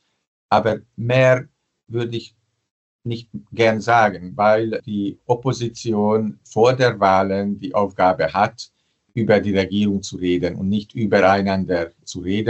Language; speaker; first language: German; non-native, fluent; Hungarian